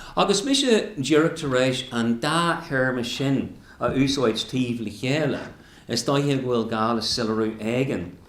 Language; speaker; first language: Irish; non-native, local second language; English